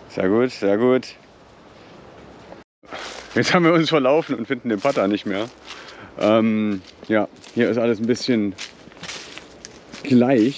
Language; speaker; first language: German; native; German